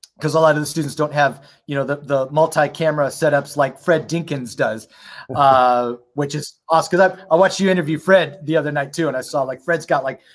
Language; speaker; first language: English; native; English